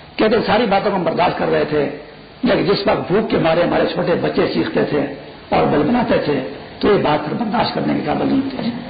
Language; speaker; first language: Urdu; non-native, local second language; Pashto